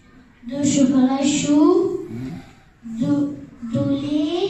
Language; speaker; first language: French; non-native, learner; Arabic